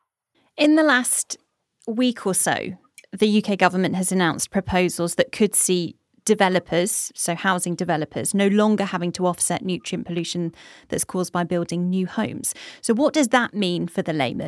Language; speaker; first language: English; native; English